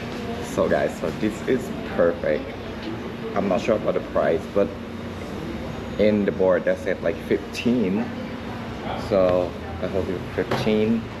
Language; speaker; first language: English; non-native, fluent; Japanese